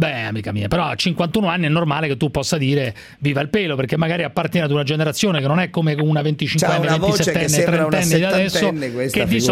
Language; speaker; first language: Italian; native; Italian